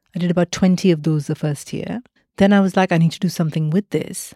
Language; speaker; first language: English; non-native, local second language; Malayalam